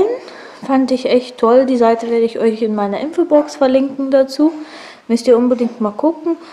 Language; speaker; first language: German; native; German